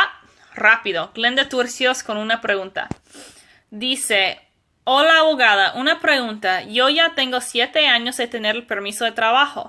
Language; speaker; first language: Spanish; non-native, fluent; English